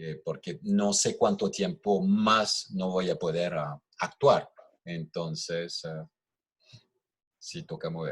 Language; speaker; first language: Spanish; non-native, fluent; French